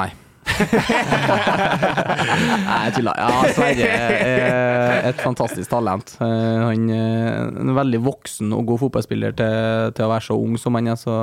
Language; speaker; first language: Norwegian; native; Norwegian